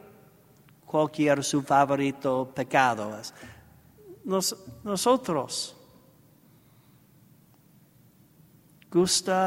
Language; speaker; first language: Spanish; non-native, learner; English